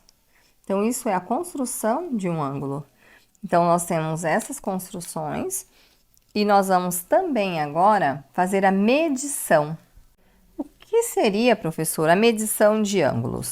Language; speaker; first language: Portuguese; native; Portuguese